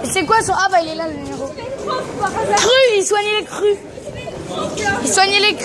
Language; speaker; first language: French; native; French